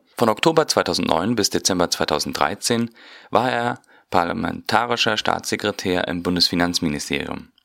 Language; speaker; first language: German; early bilingual, heritage; German